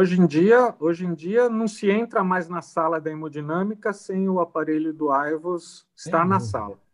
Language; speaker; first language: Portuguese; native; Portuguese